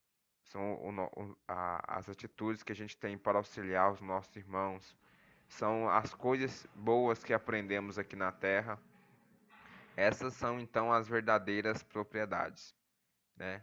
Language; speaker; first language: Portuguese; native; Portuguese